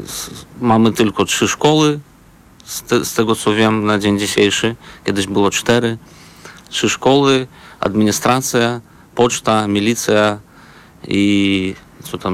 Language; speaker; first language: Polish; non-native, fluent; Belarusian